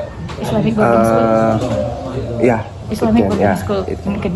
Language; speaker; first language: English; non-native, learner; Indonesian